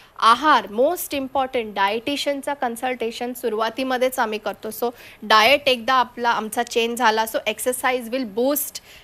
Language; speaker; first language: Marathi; non-native, local second language; Konkani